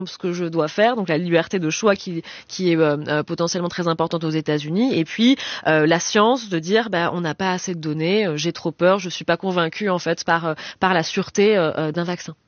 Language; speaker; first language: French; native; French